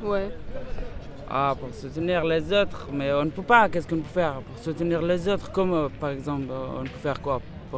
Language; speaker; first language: French; non-native, fluent; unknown